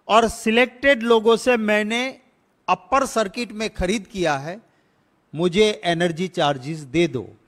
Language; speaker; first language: Hindi; non-native, local second language; Gujarati